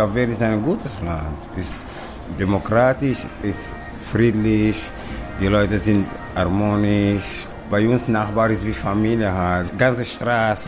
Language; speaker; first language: German; non-native, fluent; Kabuverdianu